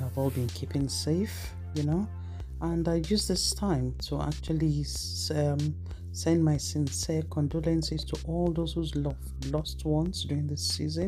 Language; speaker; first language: English; non-native, local second language; Yoruba